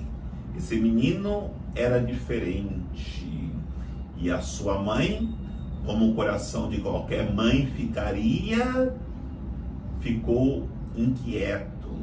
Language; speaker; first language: Portuguese; native; Portuguese